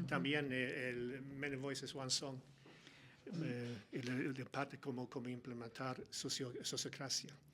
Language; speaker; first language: Spanish; non-native, learner; Swedish